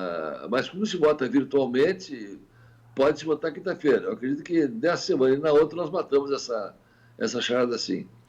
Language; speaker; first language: Portuguese; native; Portuguese